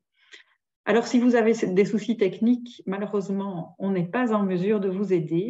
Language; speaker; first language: French; native; French